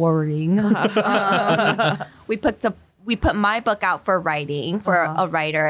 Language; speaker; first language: English; non-native, fluent; Korean